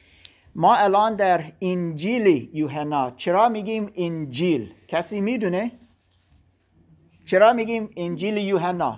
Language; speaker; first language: Persian; non-native, learner; German